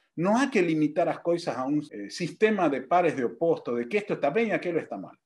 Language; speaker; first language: Spanish; native; Spanish